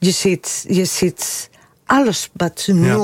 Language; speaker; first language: Dutch; non-native, fluent; Spanish